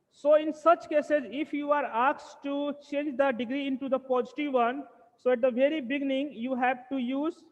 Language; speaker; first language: English; non-native, local second language; Hindi